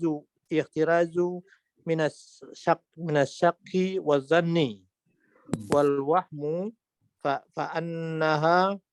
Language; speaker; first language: Arabic; non-native, learner; Indonesian